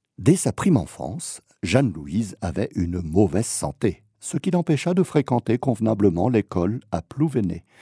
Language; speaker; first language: French; native; French